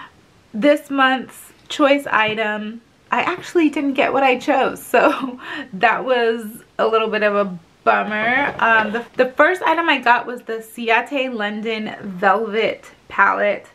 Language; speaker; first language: English; native; English